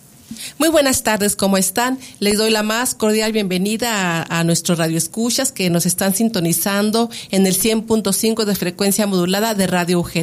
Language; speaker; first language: Spanish; native; Spanish